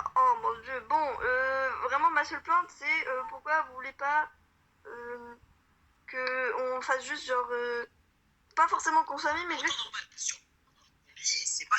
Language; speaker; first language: French; native; French